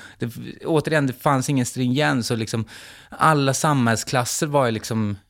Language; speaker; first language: Swedish; native; Swedish